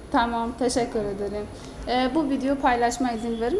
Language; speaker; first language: Turkish; non-native, learner; Persian